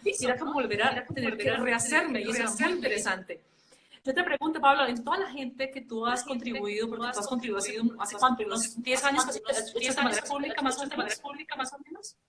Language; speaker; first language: Spanish; native; Spanish